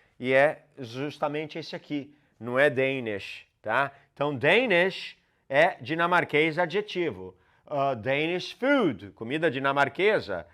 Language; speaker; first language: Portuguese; non-native, fluent; English